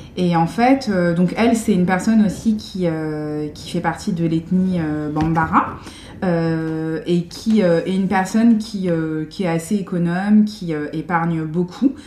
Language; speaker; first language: French; native; French